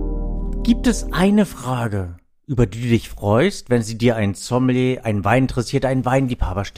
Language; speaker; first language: German; native; German